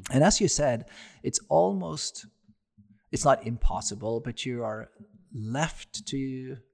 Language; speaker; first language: English; non-native, fluent; Norwegian